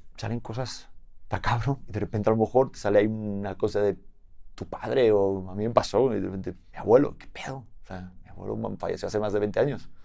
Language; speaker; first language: Spanish; native; Spanish